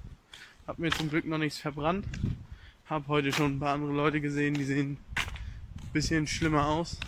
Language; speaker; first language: German; native; German